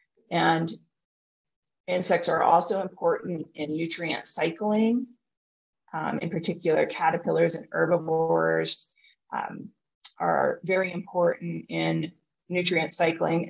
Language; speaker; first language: English; native; English